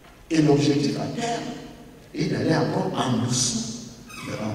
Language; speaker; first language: French; native; French